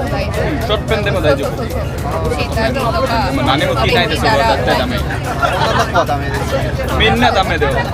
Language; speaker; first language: Japanese; non-native, learner; Bangla